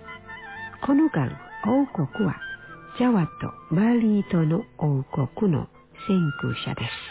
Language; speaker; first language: Japanese; non-native, fluent; Indonesian